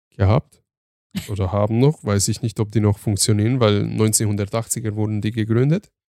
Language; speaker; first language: German; early bilingual, other home language; Turkish